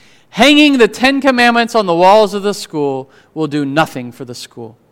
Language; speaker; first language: English; native; English